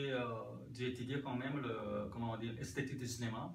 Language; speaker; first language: French; non-native, learner; Korean